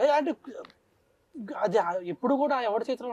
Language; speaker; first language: Telugu; native; Telugu